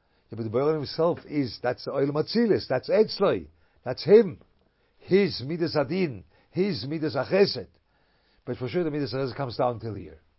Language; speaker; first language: English; non-native, fluent; German